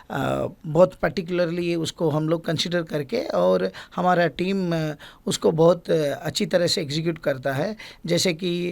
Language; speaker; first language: Hindi; non-native, local second language; Gujarati